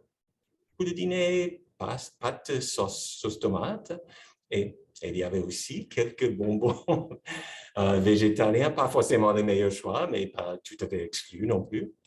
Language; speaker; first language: French; non-native, fluent; English